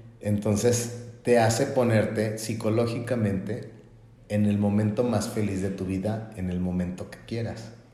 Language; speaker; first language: Spanish; native; Spanish